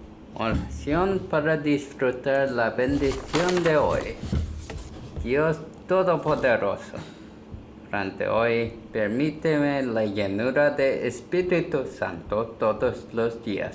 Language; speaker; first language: Spanish; non-native, learner; Korean